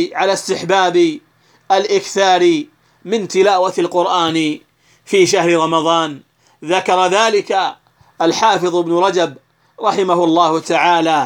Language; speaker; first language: Arabic; native; Arabic